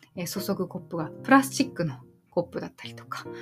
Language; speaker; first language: Japanese; native; Japanese